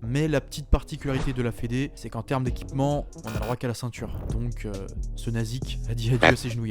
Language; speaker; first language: French; native; French